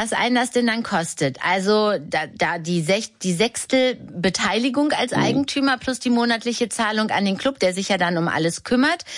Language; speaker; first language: German; native; German